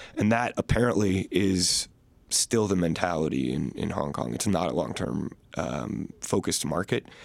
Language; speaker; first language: English; native; English